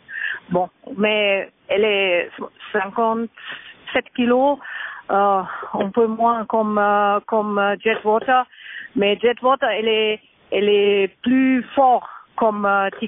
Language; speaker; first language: French; non-native, learner; German